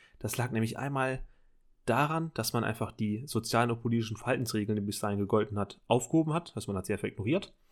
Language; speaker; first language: German; native; German